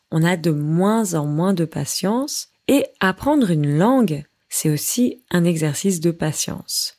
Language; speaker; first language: French; native; French